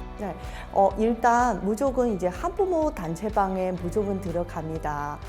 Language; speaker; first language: Korean; non-native, fluent; Chinese